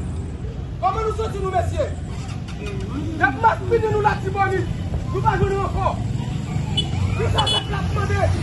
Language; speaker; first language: Haitian Creole; native; Haitian Creole